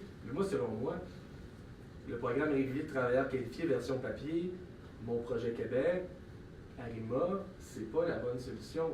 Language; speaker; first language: French; native; French